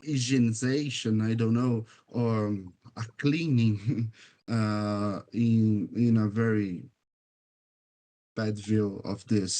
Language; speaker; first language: English; non-native, fluent; Portuguese